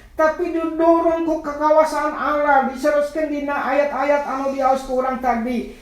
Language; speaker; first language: Sundanese; non-native, local second language; Nias